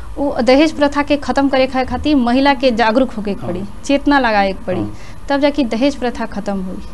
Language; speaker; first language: Bhojpuri; native; Bhojpuri